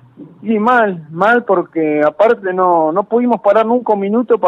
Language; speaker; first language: Spanish; native; Spanish